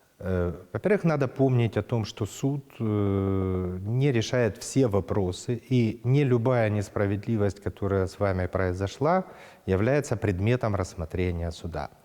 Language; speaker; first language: Russian; native; Russian